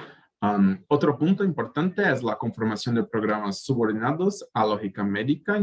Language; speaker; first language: Spanish; native; Spanish